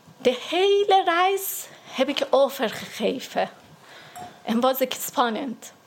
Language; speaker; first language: Dutch; non-native, learner; Persian